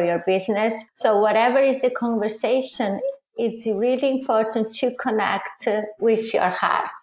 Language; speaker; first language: English; non-native, fluent; Portuguese